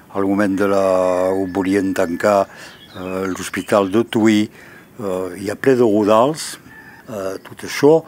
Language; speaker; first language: Catalan; non-native, local second language; French